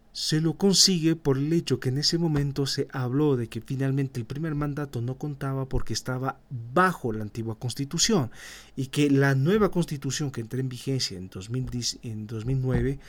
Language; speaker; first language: Spanish; native; Spanish